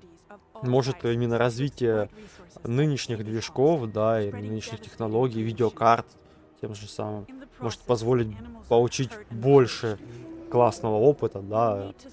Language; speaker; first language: Russian; native; Russian